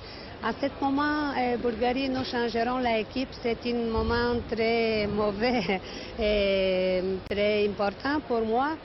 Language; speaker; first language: French; non-native, learner; Bulgarian